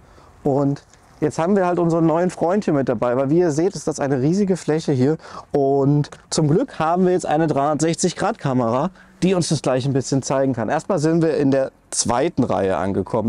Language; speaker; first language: German; native; German